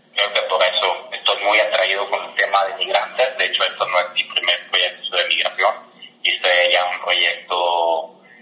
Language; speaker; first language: Spanish; non-native, fluent; Italian